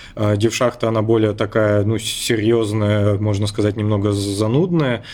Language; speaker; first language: Russian; native; Russian